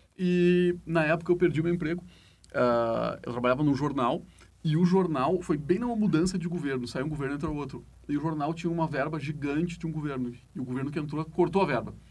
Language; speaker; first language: Portuguese; native; Portuguese